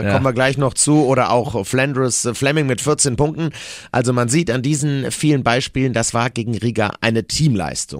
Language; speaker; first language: German; native; German